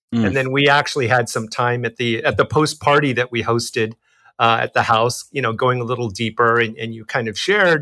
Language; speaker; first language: English; native; English